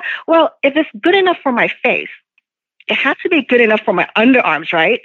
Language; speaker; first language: English; non-native, local second language; Cantonese